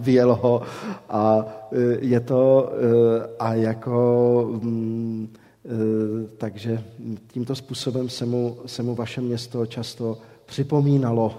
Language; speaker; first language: Czech; native; Czech